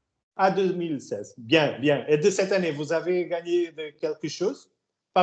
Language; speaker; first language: French; non-native, learner; Portuguese